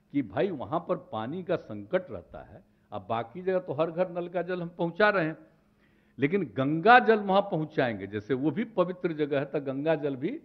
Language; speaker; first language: Hindi; native; Hindi